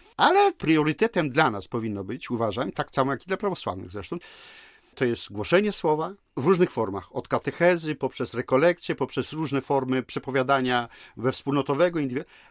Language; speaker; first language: Polish; native; Polish